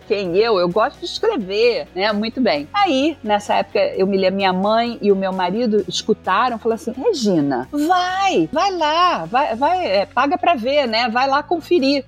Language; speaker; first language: Portuguese; native; Portuguese